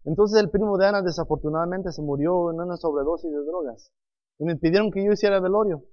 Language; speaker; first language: Spanish; non-native, fluent; English